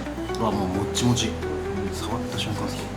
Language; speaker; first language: Japanese; native; Japanese